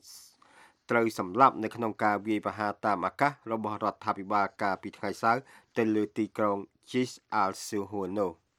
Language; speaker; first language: Khmer; native; Khmer